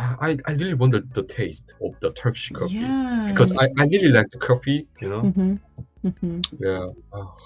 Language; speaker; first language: English; non-native, learner; Korean